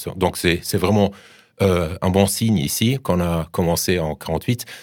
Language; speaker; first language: French; non-native, fluent; German